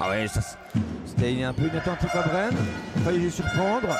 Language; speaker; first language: French; native; French